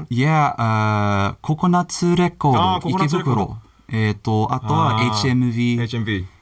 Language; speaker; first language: Japanese; non-native, learner; English